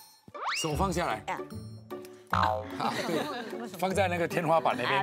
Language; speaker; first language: Chinese; native; Chinese